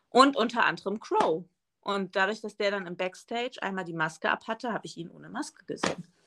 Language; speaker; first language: German; early bilingual, other home language; Spanish